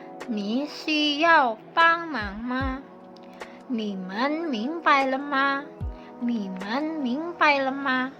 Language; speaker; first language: Chinese; non-native, fluent; Indonesian